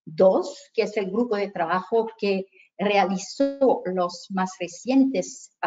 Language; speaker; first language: Spanish; native; Spanish